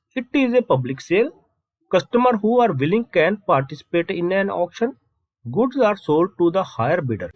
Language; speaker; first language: English; non-native, local second language; Punjabi